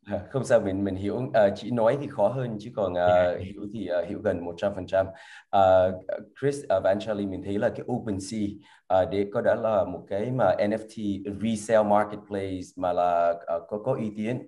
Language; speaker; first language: Vietnamese; early bilingual, heritage; Vietnamese